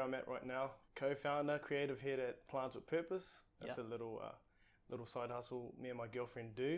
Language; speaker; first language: English; non-native, local second language; Māori